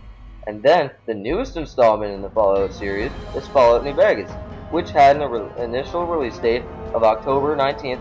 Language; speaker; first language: English; native; English